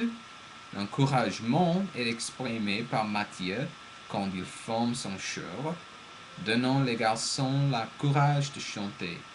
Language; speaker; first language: French; non-native, learner; English